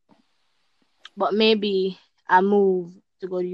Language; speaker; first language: English; non-native, local second language; Jamaican Creole English